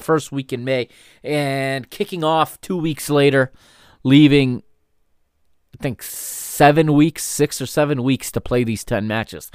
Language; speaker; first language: English; native; English